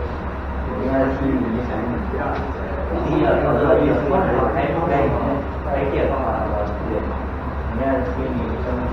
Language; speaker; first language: Chinese; native; Chinese